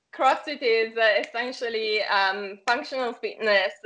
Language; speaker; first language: English; non-native, fluent; Italian